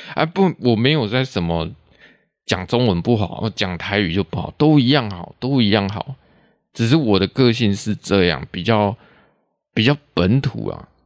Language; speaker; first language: Chinese; non-native, local second language; Min Nan Chinese